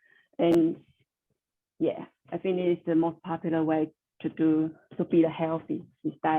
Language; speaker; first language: English; non-native, learner; Chinese